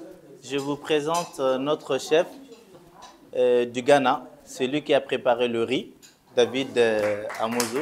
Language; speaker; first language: French; non-native, local second language; Bambara